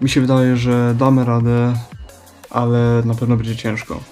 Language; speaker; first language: Polish; early bilingual, heritage; Polish